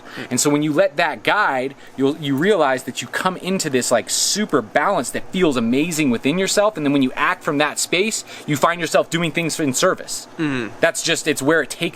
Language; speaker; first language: English; native; English